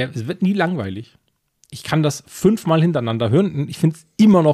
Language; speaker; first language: German; native; German